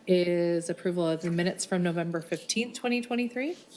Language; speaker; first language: English; early bilingual, other home language; Arabic